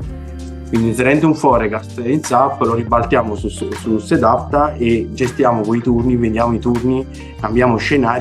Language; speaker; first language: Italian; native; Italian